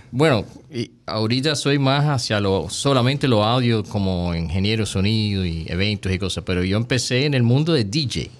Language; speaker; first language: Spanish; early bilingual, heritage; Spanish